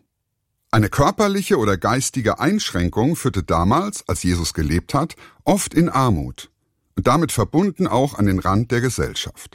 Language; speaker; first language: German; native; German